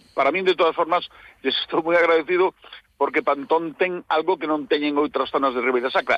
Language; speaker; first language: Galician; non-native, local second language; Spanish